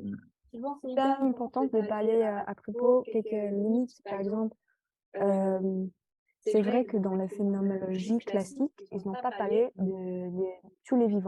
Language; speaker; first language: French; non-native, fluent; English